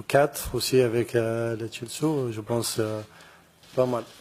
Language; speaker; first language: French; non-native, learner; Arabic